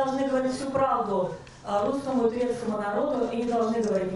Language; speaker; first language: Russian; native; Russian